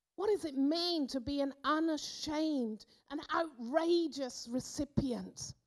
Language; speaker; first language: English; native; English